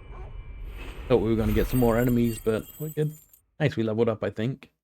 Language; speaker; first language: English; native; English